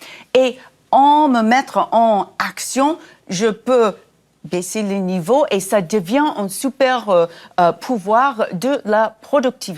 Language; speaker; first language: French; non-native, fluent; English